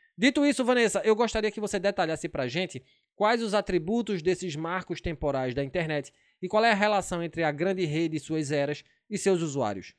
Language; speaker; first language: Portuguese; native; Portuguese